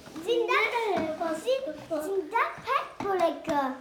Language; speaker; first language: German; non-native, local second language; Arabic